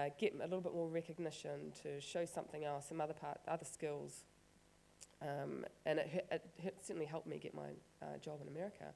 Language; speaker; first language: English; native; English